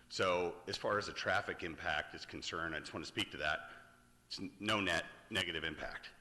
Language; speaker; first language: English; native; English